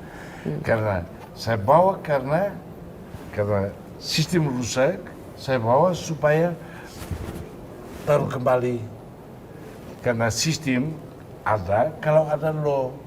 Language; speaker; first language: Indonesian; non-native, fluent; Tetum